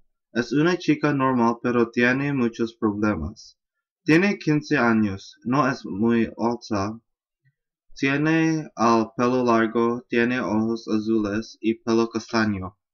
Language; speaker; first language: Spanish; non-native, learner; English